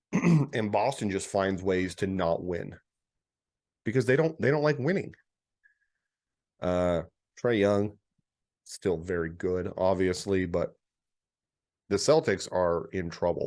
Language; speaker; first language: English; native; English